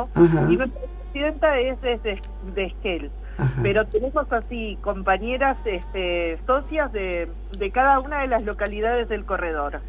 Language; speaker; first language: Spanish; native; Spanish